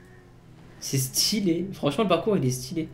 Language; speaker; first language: French; native; French